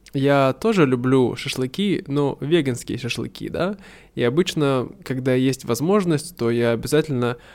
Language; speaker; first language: Russian; native; Russian